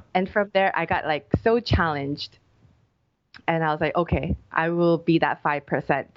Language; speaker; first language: English; native; English